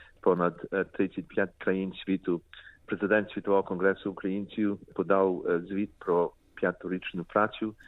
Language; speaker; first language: Ukrainian; early bilingual, heritage; Ukrainian